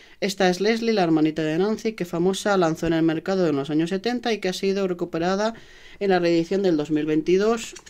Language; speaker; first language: Spanish; native; Spanish